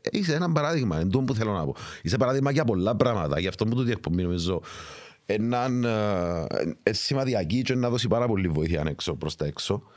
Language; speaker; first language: Greek; native; Greek